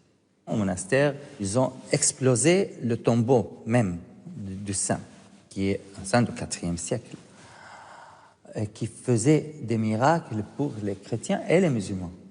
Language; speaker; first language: French; non-native, fluent; Arabic